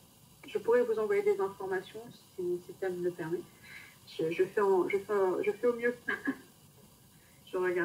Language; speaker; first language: French; native; French